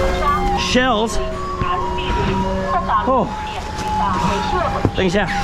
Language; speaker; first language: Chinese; non-native, fluent; English